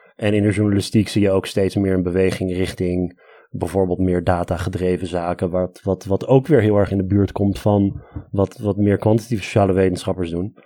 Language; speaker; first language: Dutch; early bilingual, other home language; Armenian